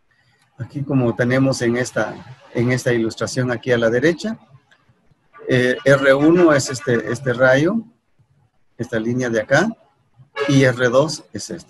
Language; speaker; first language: Spanish; native; Spanish